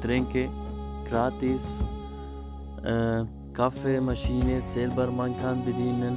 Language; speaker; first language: German; non-native, learner; Arabic